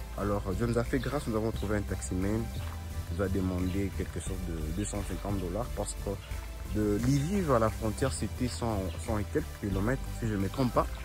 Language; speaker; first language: French; non-native, local second language; Swahili